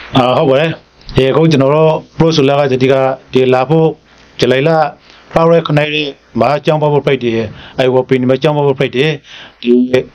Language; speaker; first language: Burmese; native; Burmese